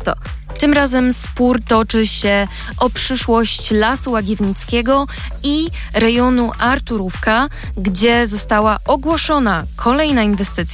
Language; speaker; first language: Polish; native; Polish